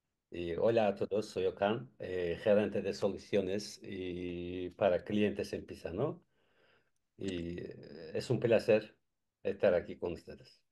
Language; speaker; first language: Spanish; non-native, learner; Turkish